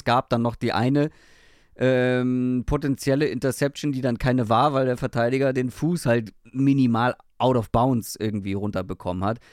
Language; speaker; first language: German; native; German